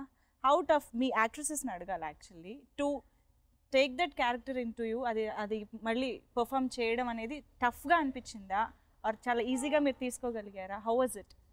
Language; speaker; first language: Telugu; native; Telugu